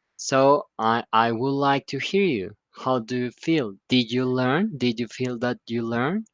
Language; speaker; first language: English; non-native, fluent; Spanish